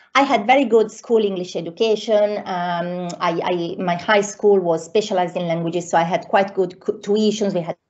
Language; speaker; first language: English; non-native, fluent; Italian